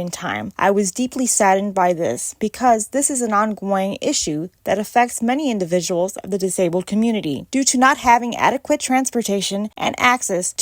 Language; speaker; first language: English; native; English